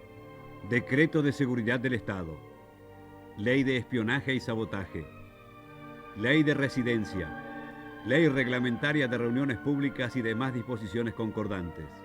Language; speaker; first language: Spanish; native; Spanish